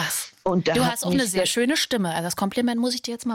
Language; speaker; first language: German; native; German